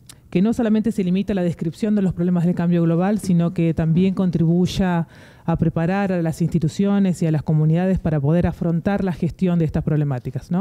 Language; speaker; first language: Spanish; native; Spanish